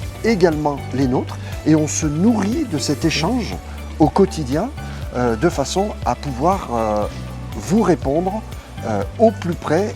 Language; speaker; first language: French; native; French